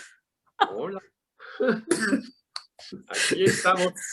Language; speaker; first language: Spanish; non-native, learner; English